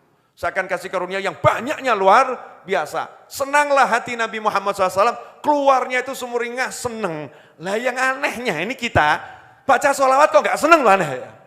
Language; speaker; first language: Indonesian; native; Indonesian